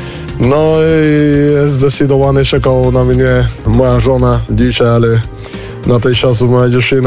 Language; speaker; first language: Polish; non-native, fluent; Spanish